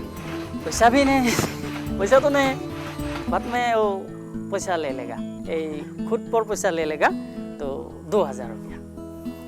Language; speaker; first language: Hindi; non-native, local second language; Assamese